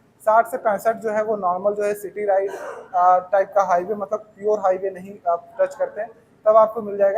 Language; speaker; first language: Hindi; native; Hindi